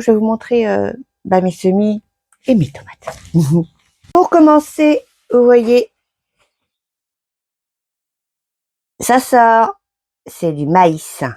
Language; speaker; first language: French; native; French